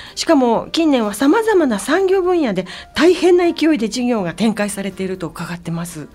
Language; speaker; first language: Japanese; native; Japanese